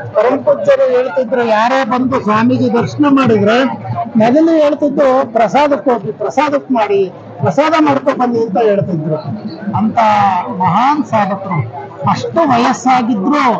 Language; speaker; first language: Kannada; native; Kannada